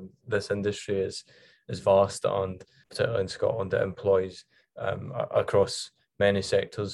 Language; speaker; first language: English; native; English